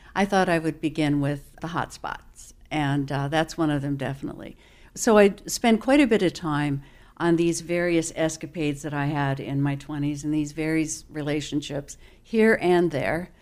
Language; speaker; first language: English; native; English